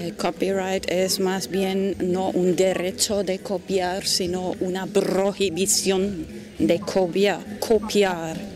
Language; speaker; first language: Spanish; non-native, fluent; German